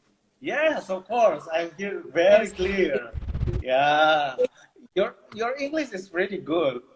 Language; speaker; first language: English; non-native, fluent; Indonesian